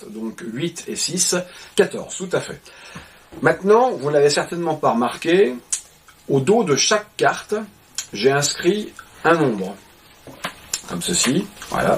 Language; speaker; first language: French; native; French